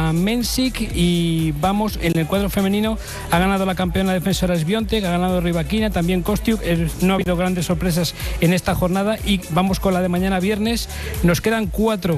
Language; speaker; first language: Spanish; native; Spanish